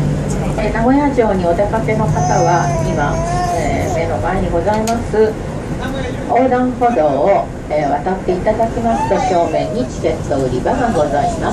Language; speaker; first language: Japanese; native; Japanese